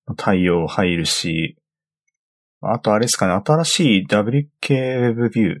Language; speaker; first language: Japanese; native; Japanese